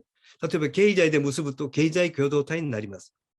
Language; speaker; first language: Japanese; non-native, fluent; Korean